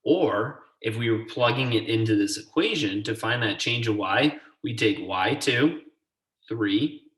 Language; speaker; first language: English; native; English